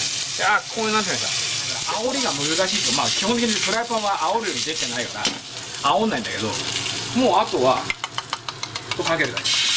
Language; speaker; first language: Japanese; native; Japanese